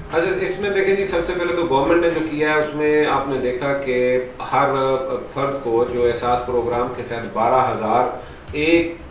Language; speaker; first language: Urdu; native; Urdu